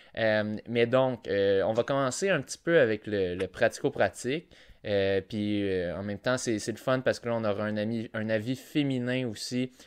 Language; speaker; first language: French; native; French